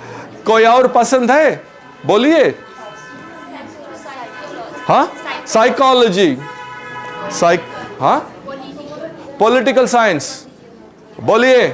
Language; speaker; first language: Hindi; non-native, local second language; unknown